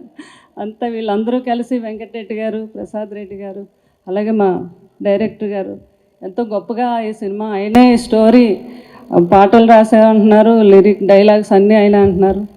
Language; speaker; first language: Telugu; native; Telugu